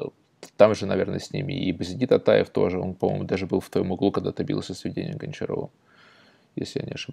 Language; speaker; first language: Russian; native; Russian